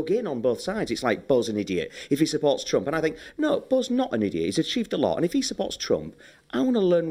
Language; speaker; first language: English; native; English